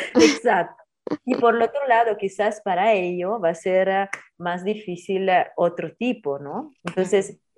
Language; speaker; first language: Spanish; non-native, fluent; Italian